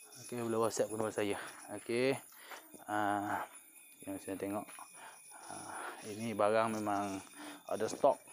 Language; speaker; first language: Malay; non-native, local second language; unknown